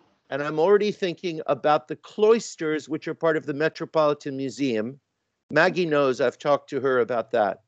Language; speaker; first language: English; native; English